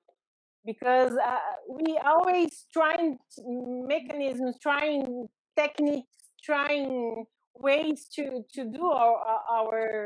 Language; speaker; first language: English; non-native, learner; Portuguese